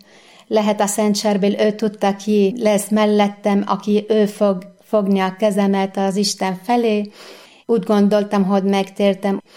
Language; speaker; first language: Hungarian; non-native, fluent; Arabic